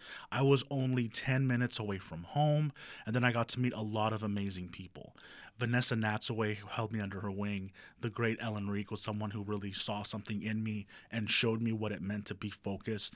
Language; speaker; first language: English; early bilingual, other home language; Spanish